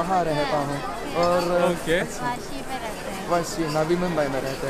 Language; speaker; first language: Hindi; non-native, fluent; Japanese